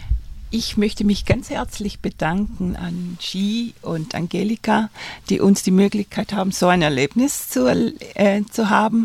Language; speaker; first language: German; non-native, fluent; Spanish